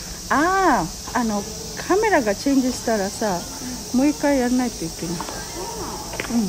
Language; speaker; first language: Japanese; non-native, learner; Filipino